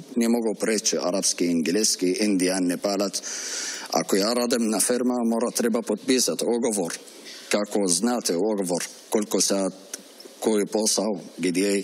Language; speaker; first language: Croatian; non-native, learner; Arabic